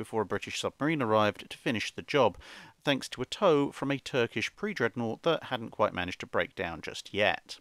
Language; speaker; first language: English; native; English